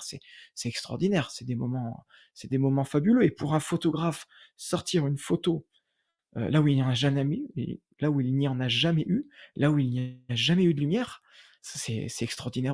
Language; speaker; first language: French; native; French